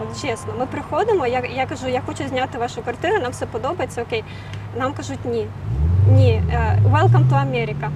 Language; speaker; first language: Ukrainian; native; Ukrainian